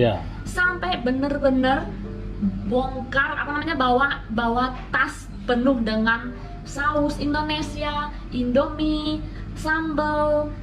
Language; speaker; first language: Indonesian; non-native, fluent; Spanish